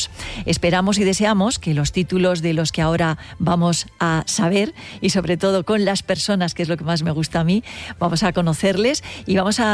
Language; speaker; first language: Spanish; native; Spanish